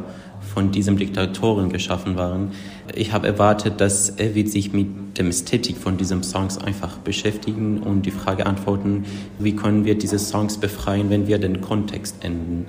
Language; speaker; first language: German; non-native, fluent; Persian